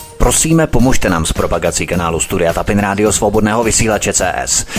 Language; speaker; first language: Czech; native; Czech